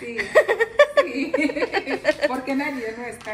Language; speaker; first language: Spanish; non-native, learner; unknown